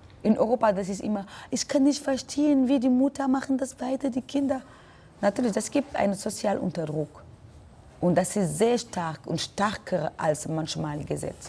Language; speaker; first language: German; non-native, learner; French